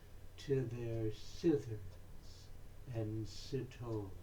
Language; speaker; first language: English; native; English